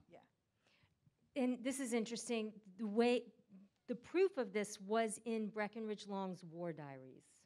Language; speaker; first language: English; native; English